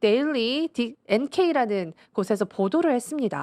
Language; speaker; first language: Korean; native; Korean